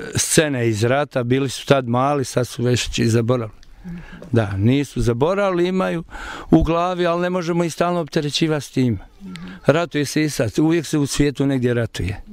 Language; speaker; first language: Croatian; native; Croatian